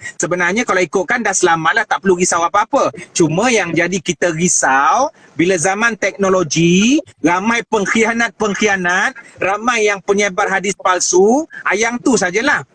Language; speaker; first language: Malay; native; Malay